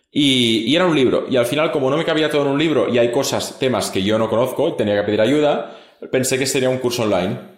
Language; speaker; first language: Spanish; non-native, local second language; Catalan